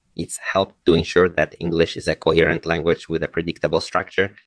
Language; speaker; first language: English; non-native, fluent; Polish